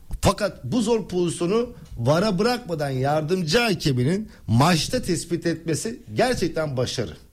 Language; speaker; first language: Turkish; native; Turkish